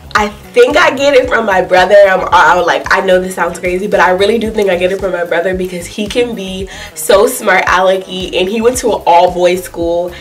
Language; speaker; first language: English; native; English